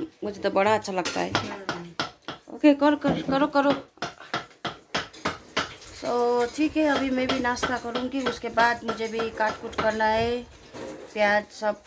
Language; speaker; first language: Hindi; non-native, local second language; Nepali